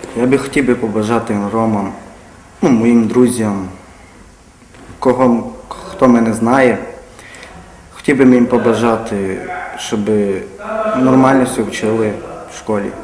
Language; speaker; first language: Ukrainian; non-native, local second language; Romany